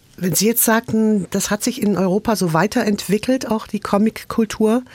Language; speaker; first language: German; native; German